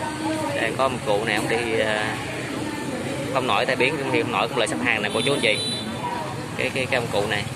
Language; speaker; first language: Vietnamese; native; Vietnamese